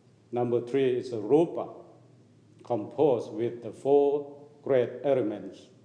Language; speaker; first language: English; non-native, fluent; Thai